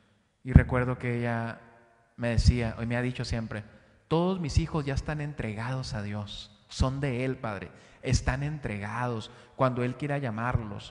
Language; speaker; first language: Spanish; native; Spanish